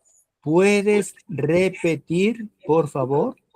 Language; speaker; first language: Spanish; non-native, fluent; Portuguese